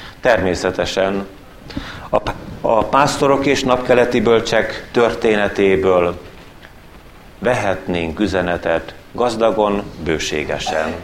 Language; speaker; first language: Hungarian; native; Hungarian